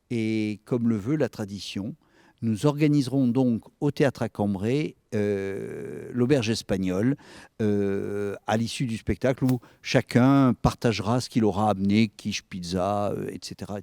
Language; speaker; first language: French; native; French